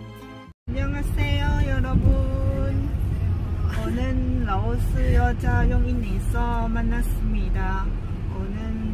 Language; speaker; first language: Korean; non-native, learner; Lao